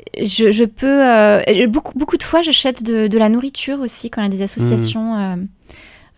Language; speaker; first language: French; native; French